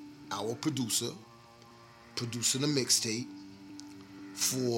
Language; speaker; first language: English; native; English